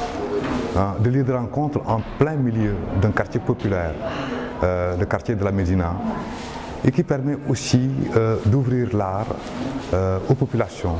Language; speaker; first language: French; non-native, local second language; Wolof